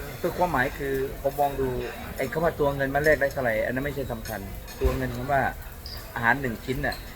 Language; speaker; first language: Thai; native; Thai